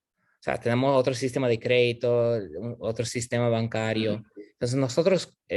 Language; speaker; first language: Spanish; non-native, fluent; English